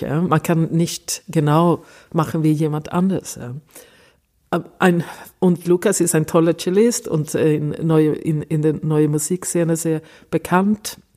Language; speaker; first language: German; non-native, fluent; Swedish